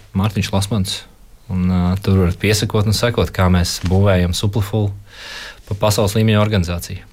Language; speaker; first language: Latvian; native; Latvian